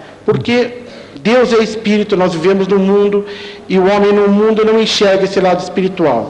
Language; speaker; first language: Portuguese; native; Portuguese